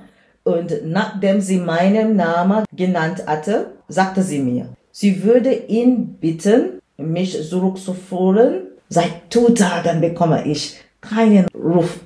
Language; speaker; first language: German; non-native, learner; English